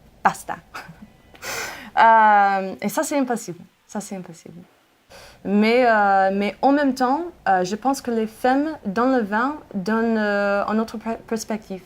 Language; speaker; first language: French; non-native, fluent; English